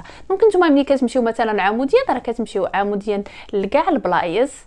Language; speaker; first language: Arabic; native; Arabic